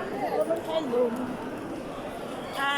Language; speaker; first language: English; non-native, learner; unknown